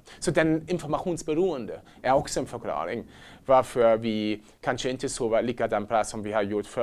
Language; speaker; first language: Swedish; non-native, fluent; German